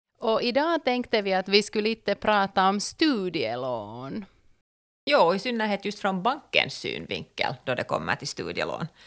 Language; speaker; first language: Swedish; native; Swedish